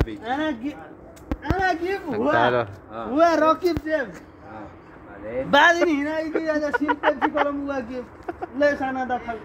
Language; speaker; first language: Arabic; non-native, learner; Nepali